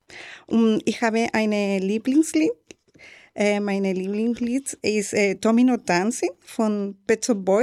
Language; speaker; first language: German; non-native, learner; Spanish